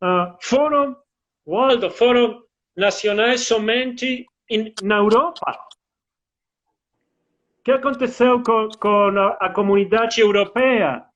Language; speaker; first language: Portuguese; non-native, fluent; Spanish